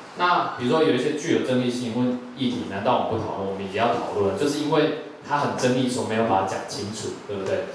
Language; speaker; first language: Chinese; native; Chinese